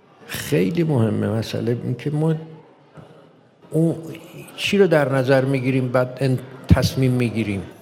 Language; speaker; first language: Persian; native; Persian